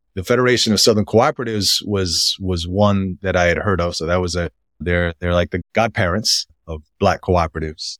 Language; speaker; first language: English; native; English